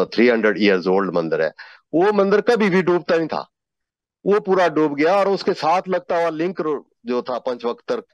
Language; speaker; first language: Hindi; native; Hindi